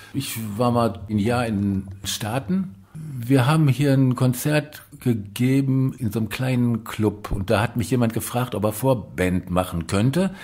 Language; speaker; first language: German; native; German